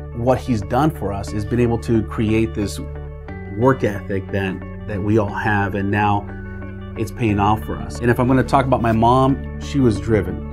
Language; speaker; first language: English; native; English